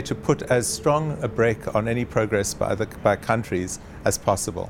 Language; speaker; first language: English; native; English